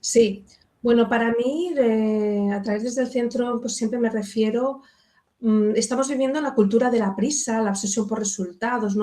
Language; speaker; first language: Spanish; native; Spanish